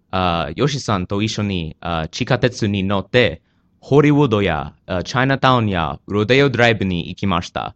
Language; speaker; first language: Japanese; non-native, learner; English